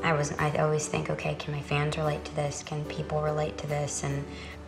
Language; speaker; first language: English; native; English